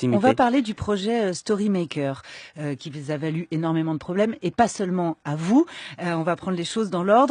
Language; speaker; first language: French; native; French